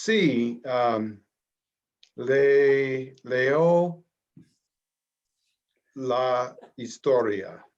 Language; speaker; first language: Spanish; non-native, learner; English